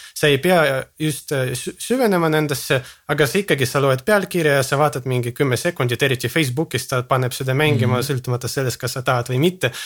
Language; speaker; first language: Estonian; non-native, local second language; Russian